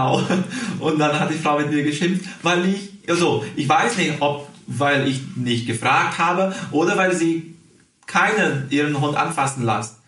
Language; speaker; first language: German; early bilingual, heritage; Portuguese